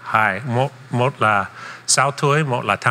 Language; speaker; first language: Vietnamese; non-native, fluent; English